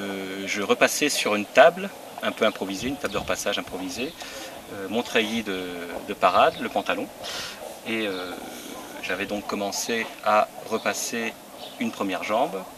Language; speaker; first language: French; native; French